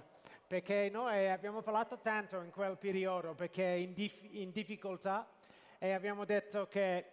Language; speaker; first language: Italian; non-native, fluent; Japanese